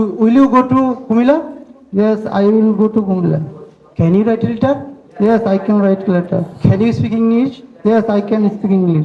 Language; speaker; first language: English; non-native, learner; Bangla